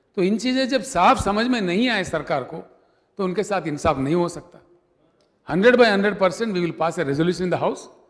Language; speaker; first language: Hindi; non-native, local second language; Telugu